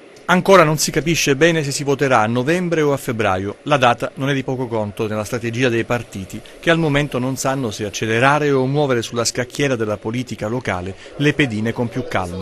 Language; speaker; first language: Italian; native; Italian